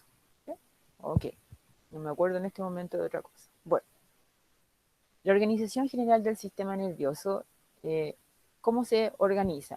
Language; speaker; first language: Spanish; native; Spanish